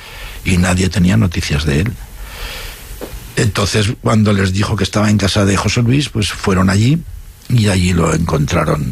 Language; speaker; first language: Spanish; native; Spanish